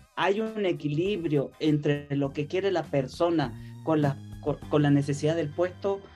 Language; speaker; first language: Spanish; native; Spanish